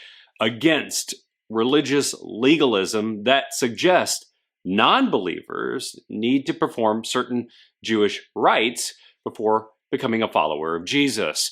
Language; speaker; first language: English; native; English